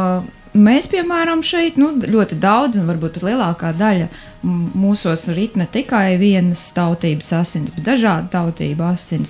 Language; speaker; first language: Latvian; native; Latvian